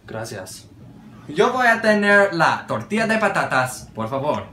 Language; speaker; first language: Spanish; non-native, learner; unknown